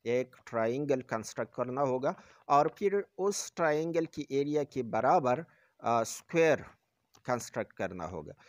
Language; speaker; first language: Urdu; non-native, local second language; Pashto